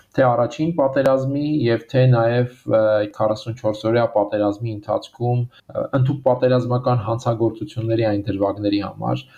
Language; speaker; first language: Armenian; native; Armenian